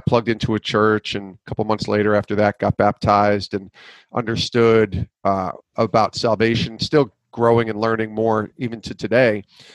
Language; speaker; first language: English; native; English